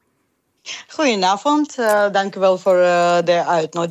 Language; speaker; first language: Dutch; non-native, learner; Ukrainian